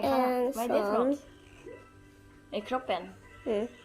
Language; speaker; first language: Swedish; non-native, fluent; Thai